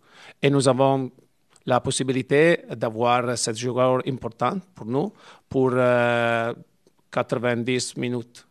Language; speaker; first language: French; non-native, learner; Italian